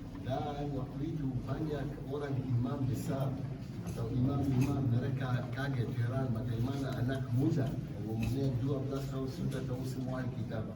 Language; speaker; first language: Indonesian; non-native, fluent; Hebrew